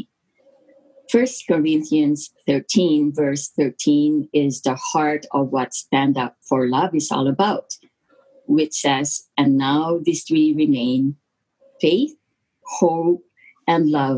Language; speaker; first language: English; non-native, local second language; Filipino